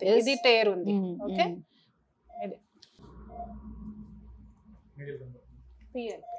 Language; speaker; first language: Telugu; non-native, learner; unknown